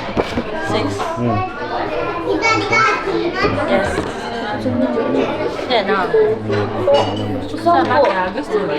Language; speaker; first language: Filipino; non-native, learner; Japanese